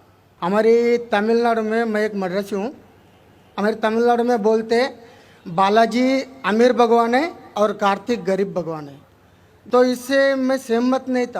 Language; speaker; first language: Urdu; non-native, local second language; Tamil